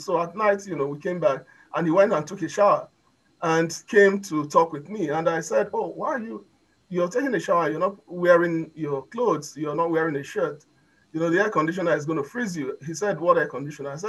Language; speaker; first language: English; non-native, local second language; Igbo